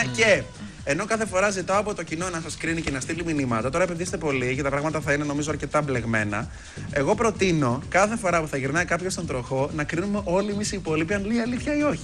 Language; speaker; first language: Greek; native; Greek